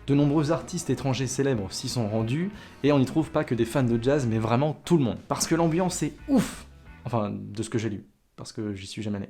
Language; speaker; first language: French; native; French